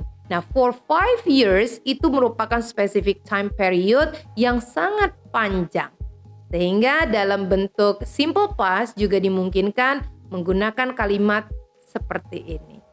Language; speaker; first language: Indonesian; native; Indonesian